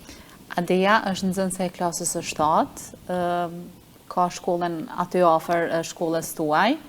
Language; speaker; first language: Albanian; native; Albanian